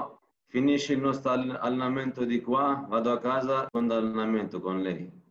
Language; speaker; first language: Italian; non-native, learner; Turkish